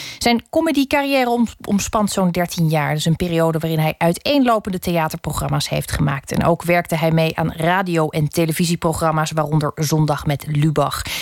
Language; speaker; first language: Dutch; native; Dutch